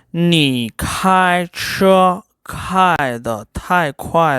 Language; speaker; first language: Chinese; non-native, fluent; Urdu